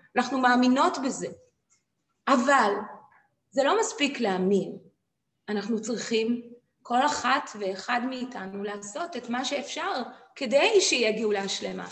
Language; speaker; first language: Hebrew; native; Hebrew